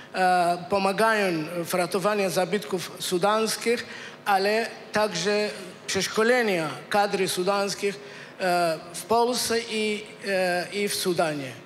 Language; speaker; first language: Polish; non-native, fluent; Arabic